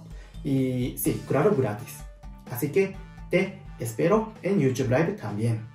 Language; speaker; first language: Spanish; non-native, learner; Japanese